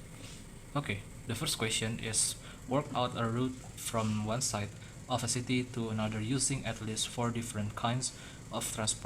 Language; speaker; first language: English; non-native, learner; Indonesian